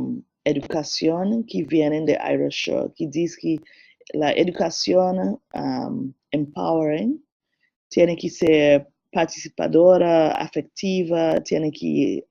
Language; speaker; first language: Spanish; non-native, learner; English